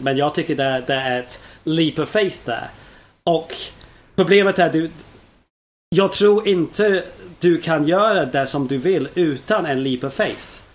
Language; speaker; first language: Swedish; non-native, fluent; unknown